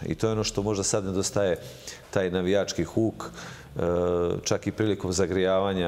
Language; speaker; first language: Serbian; native; Serbian